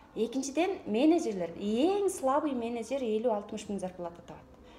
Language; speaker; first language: Russian; non-native, local second language; Kyrgyz